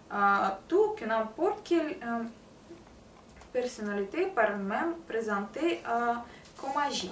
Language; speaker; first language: French; non-native, learner; Russian